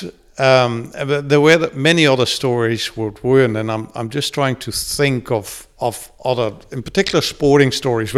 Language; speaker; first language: English; non-native, fluent; Dutch